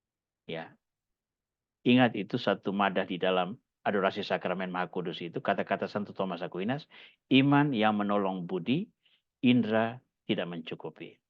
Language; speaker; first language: Indonesian; native; Indonesian